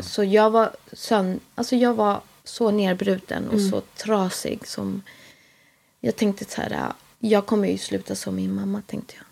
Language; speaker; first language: Swedish; native; Swedish